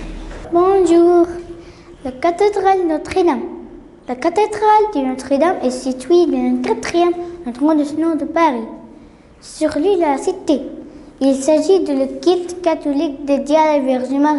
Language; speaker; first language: French; non-native, learner; Arabic